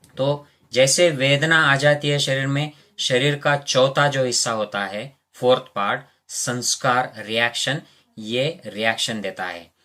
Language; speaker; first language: Hindi; non-native, local second language; Marathi